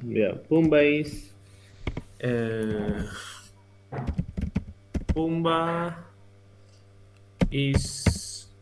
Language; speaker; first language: English; non-native, learner; Spanish